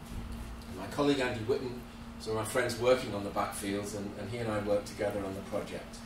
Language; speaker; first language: English; native; English